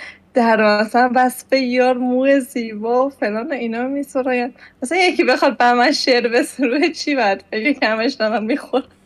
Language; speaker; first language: Persian; native; Persian